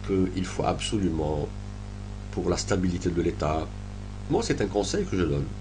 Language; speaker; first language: French; non-native, local second language; Arabic